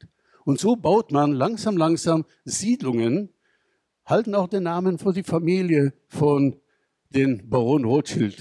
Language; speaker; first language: German; non-native, fluent; Hebrew